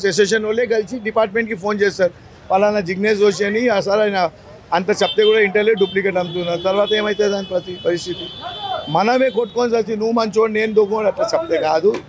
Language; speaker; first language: Telugu; non-native, local second language; Gujarati